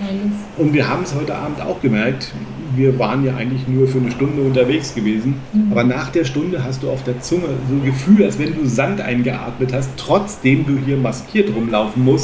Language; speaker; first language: German; native; German